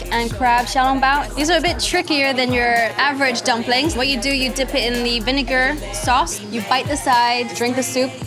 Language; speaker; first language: English; non-native, local second language; Cantonese